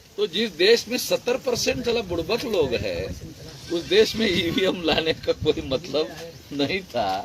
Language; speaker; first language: Hindi; non-native, local second language; Marathi